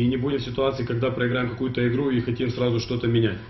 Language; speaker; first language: Russian; native; Russian